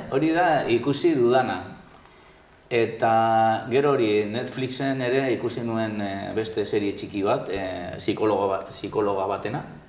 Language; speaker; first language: Basque; non-native, local second language; Spanish